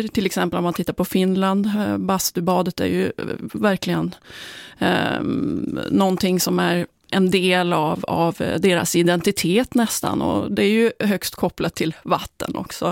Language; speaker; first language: Swedish; native; Swedish